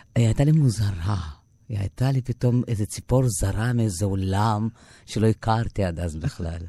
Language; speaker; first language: Hebrew; non-native, fluent; Russian